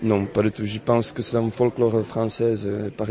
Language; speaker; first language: French; non-native, fluent; Czech